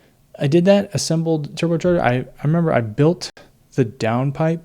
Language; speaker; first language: English; native; English